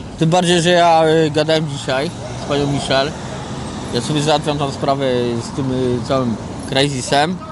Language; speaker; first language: Polish; native; Polish